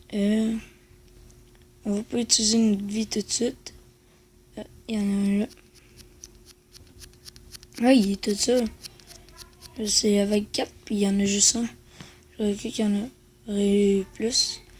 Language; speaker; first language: French; native; French